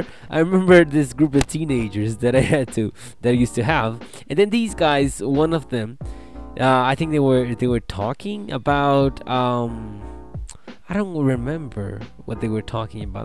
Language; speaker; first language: English; non-native, fluent; Portuguese